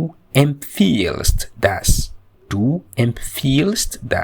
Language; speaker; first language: German; non-native, fluent; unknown